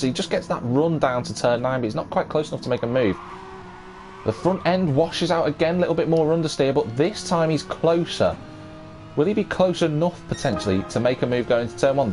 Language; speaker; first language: English; native; English